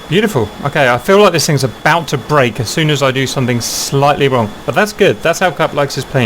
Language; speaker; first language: English; native; English